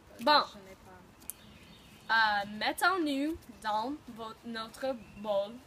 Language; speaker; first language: French; non-native, learner; English